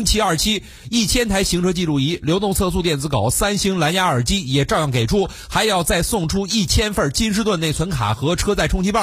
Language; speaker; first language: Chinese; native; Chinese